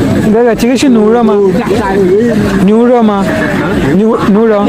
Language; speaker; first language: Chinese; non-native, learner; Malayalam